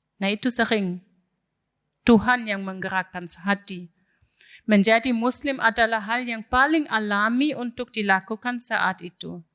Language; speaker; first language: Indonesian; non-native, fluent; German